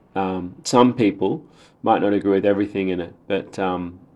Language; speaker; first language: English; native; English